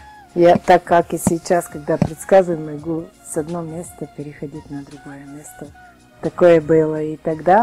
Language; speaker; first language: Russian; non-native, learner; Bulgarian